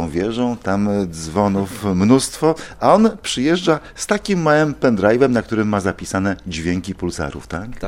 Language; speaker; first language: Polish; native; Polish